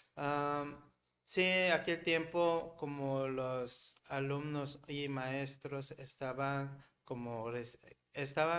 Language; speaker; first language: Spanish; non-native, learner; Korean